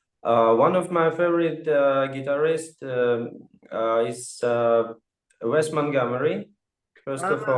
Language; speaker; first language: English; non-native, fluent; Russian